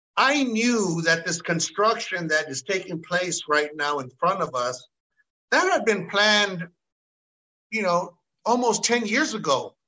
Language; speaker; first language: English; early bilingual, other home language; Spanish